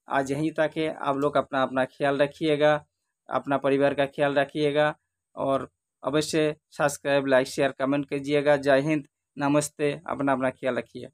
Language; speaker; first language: Hindi; non-native, local second language; Bangla